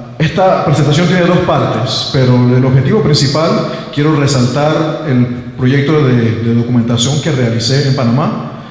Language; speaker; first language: Spanish; non-native, local second language; English